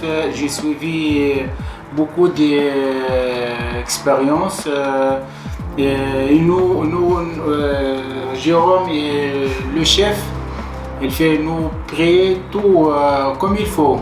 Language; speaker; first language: French; non-native, local second language; Arabic